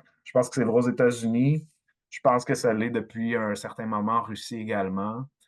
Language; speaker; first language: French; native; French